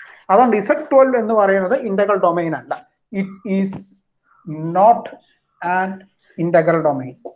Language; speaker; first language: English; non-native, local second language; Malayalam